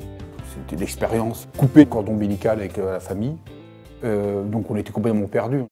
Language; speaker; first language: French; native; French